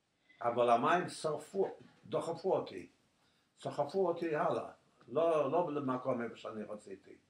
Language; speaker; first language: Hebrew; non-native, fluent; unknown